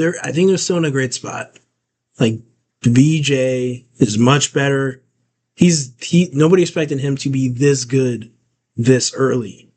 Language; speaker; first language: English; native; English